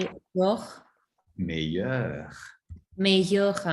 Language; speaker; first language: French; non-native, learner; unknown